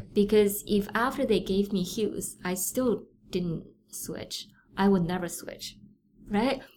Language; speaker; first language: English; non-native, fluent; Chinese